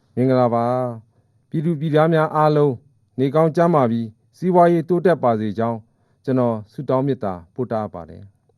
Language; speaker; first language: Burmese; non-native, local second language; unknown